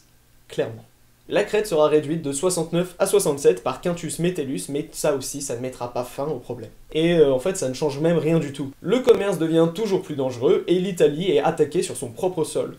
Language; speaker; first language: French; native; French